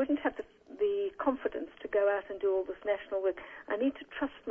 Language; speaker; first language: English; native; English